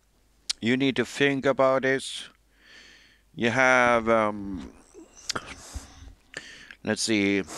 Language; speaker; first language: English; non-native, fluent; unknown